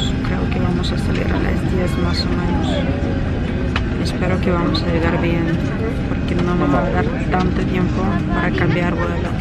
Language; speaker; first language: Spanish; non-native, learner; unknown